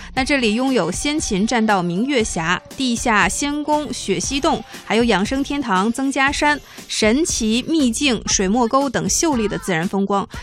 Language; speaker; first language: Chinese; native; Chinese